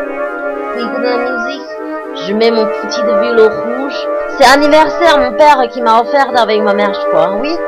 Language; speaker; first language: French; non-native, learner; English